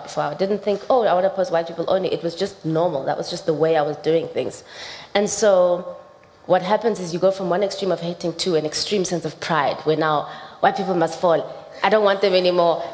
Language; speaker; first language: English; non-native, local second language; Xhosa